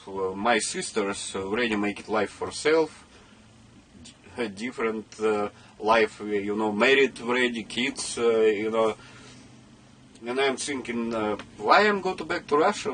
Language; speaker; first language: English; non-native, learner; Russian